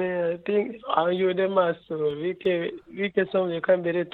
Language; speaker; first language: Swedish; non-native, learner; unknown